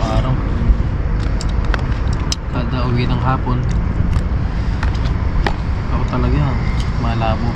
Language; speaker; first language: Filipino; native; Filipino